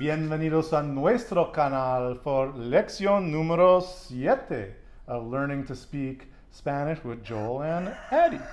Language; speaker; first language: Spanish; non-native, learner; English